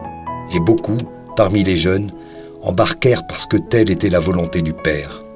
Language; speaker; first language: French; native; French